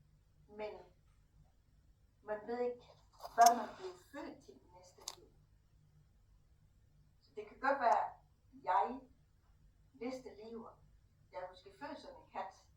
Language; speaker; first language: Danish; non-native, fluent; Thai